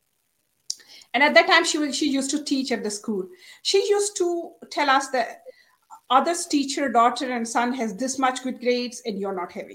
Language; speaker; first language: English; non-native, local second language; Urdu